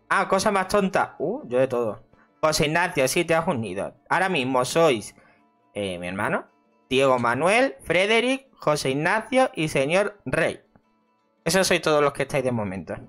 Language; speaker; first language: Spanish; native; Spanish